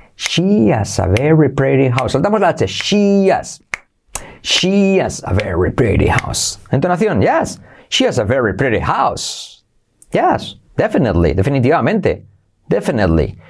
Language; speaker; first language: English; non-native, fluent; Spanish